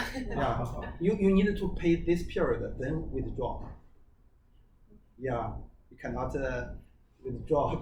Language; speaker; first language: English; non-native, learner; Chinese